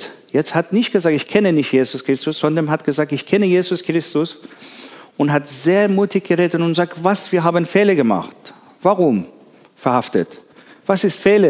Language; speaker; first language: German; non-native, learner; Persian